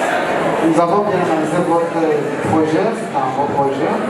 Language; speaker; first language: French; non-native, local second language; Rundi